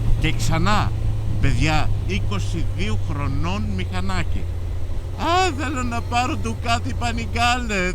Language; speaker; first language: Greek; early bilingual, heritage; Greek